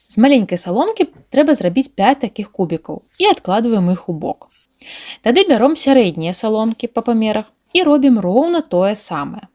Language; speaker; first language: Belarusian; native; Belarusian